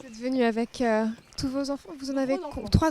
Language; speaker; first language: French; native; French